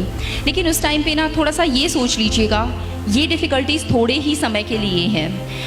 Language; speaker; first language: Hindi; native; Hindi